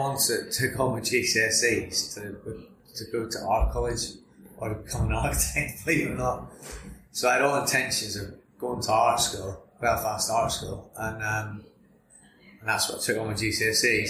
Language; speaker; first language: English; native; English